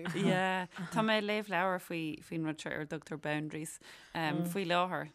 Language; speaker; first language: Irish; native; Irish